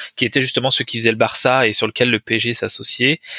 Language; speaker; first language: French; native; French